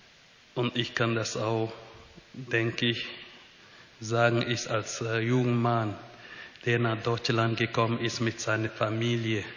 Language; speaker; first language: German; non-native, fluent; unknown